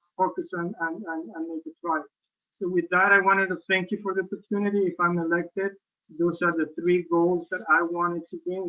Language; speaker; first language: English; non-native, fluent; Spanish